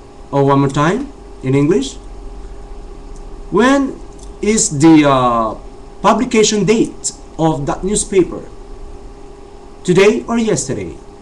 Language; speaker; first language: English; non-native, local second language; Chavacano